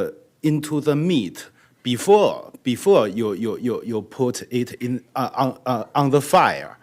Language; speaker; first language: English; non-native, learner; Chinese